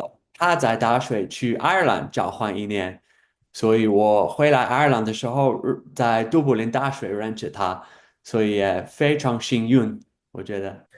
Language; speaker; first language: Chinese; non-native, fluent; English